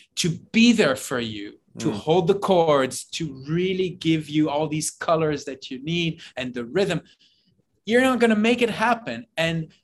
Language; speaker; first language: English; non-native, fluent; Hebrew